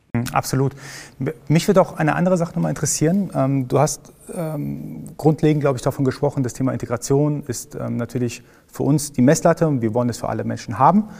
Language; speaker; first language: German; early bilingual, other home language; Persian